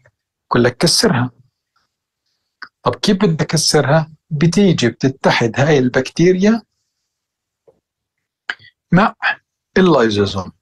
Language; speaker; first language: Arabic; native; Arabic